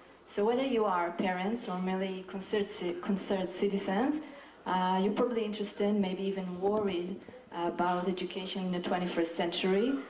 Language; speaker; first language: English; non-native, fluent; Hebrew